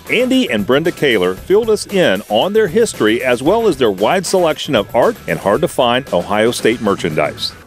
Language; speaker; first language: English; native; English